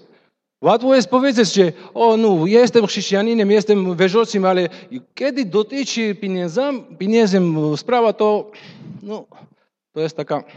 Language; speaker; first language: Polish; non-native, fluent; Russian